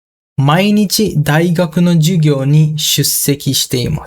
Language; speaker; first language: Japanese; non-native, fluent; Sinhala